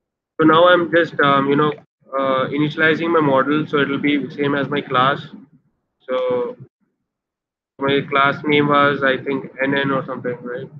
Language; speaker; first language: English; non-native, local second language; Hindi